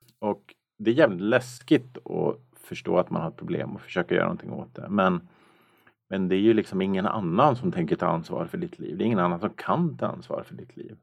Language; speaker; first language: Swedish; native; Swedish